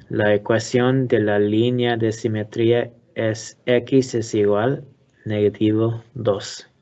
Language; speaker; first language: Spanish; non-native, learner; English